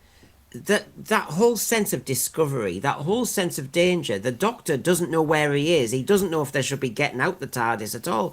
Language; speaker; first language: English; native; English